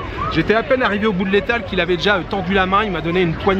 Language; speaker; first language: French; native; French